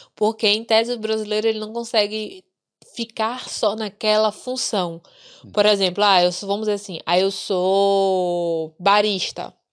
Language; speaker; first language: Portuguese; native; Portuguese